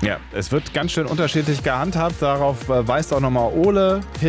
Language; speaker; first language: German; native; German